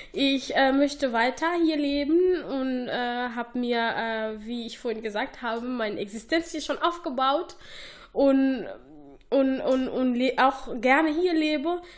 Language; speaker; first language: German; non-native, fluent; Somali